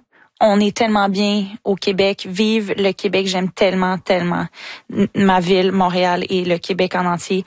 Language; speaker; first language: French; native; French